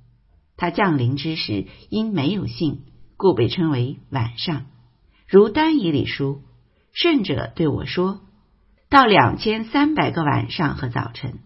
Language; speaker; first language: Chinese; native; Chinese